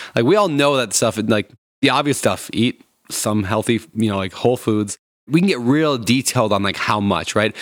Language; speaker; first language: English; native; English